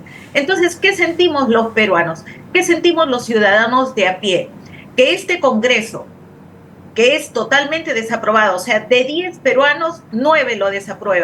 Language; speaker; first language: Spanish; native; Spanish